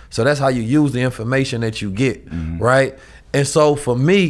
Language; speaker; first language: English; native; English